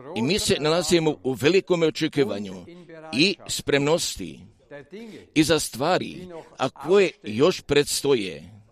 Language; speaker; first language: Croatian; early bilingual, heritage; Serbian